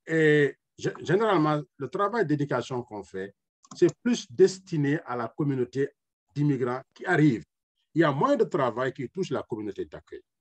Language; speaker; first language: French; non-native, local second language; Wolof